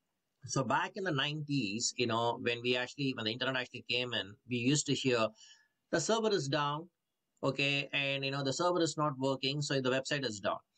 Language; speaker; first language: English; non-native, local second language; Tamil